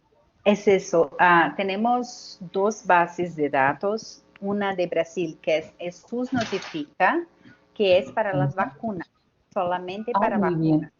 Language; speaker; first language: Spanish; non-native, learner; Portuguese